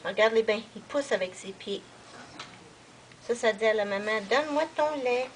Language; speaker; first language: French; native; French